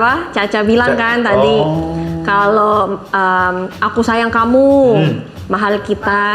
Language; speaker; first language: Indonesian; non-native, learner; Filipino